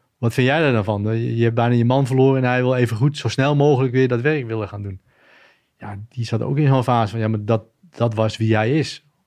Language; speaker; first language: Dutch; native; Dutch